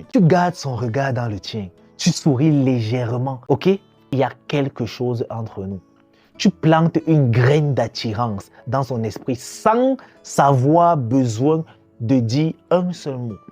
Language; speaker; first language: French; native; French